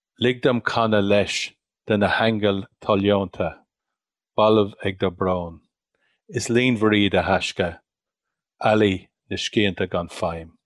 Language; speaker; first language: Irish; non-native, local second language; English